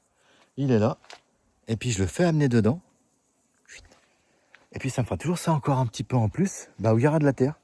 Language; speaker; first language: French; native; French